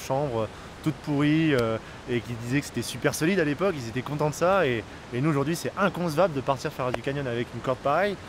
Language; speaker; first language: French; native; French